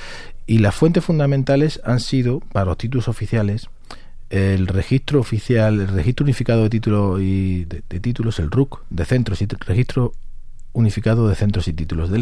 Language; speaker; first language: Spanish; native; Spanish